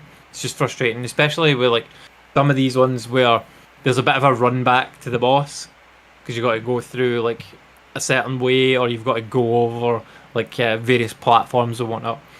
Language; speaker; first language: English; native; English